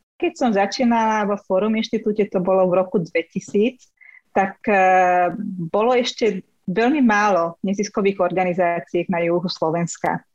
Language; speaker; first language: Slovak; non-native, local second language; Hungarian